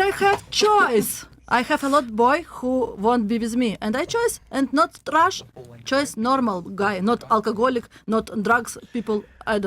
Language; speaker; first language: English; non-native, learner; Russian